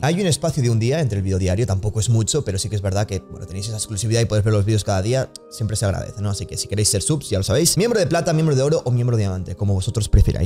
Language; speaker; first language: Spanish; native; Spanish